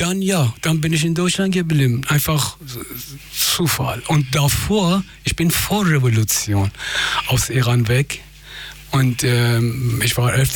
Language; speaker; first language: German; non-native, fluent; Persian